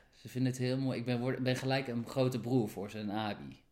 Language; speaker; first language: Dutch; early bilingual, other home language; Turkish